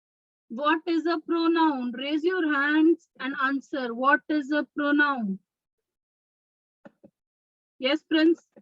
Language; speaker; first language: English; non-native, local second language; Hindi